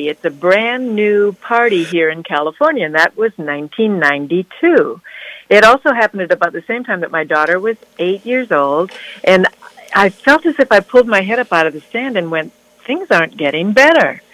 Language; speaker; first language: English; native; English